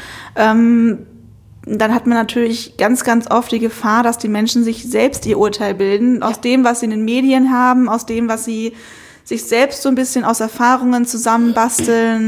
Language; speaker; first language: German; native; German